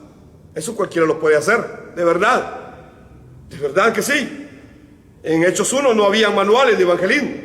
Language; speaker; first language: Spanish; native; Spanish